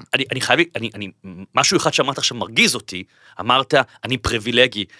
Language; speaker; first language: Hebrew; native; Hebrew